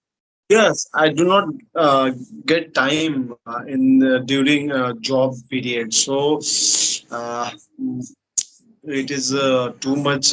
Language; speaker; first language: English; non-native, learner; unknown